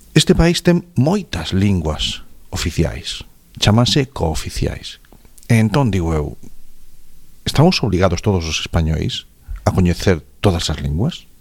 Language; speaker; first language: Galician; non-native, local second language; Spanish